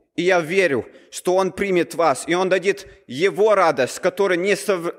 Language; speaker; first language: Russian; early bilingual, heritage; Russian